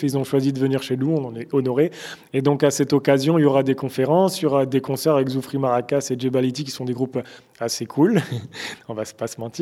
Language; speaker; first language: French; native; French